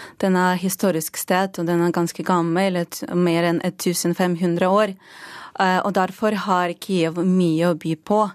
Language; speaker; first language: Norwegian; non-native, fluent; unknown